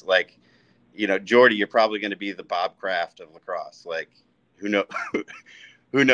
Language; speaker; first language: English; native; English